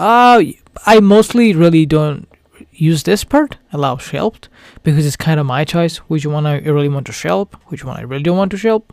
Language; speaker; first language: English; non-native, fluent; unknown